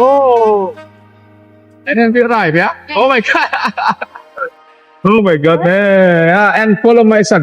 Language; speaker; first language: English; non-native, learner; Indonesian